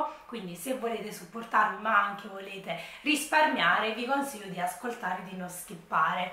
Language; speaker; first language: Italian; native; Italian